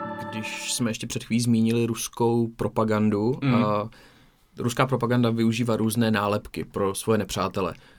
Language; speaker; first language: Czech; native; Czech